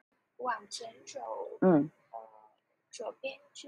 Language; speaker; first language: Chinese; non-native, learner; Vietnamese